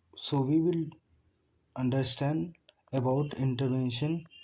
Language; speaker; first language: English; non-native, local second language; Hindi